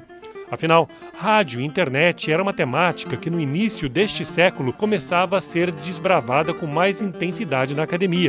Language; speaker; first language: Portuguese; native; Portuguese